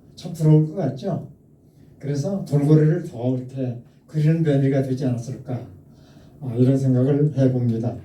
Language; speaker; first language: Korean; native; Korean